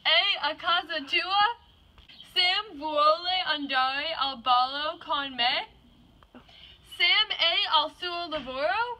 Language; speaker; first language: Italian; non-native, learner; English